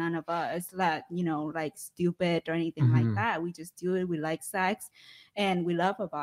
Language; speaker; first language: English; non-native, fluent; Vietnamese